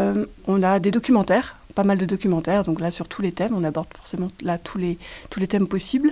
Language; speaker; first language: French; native; French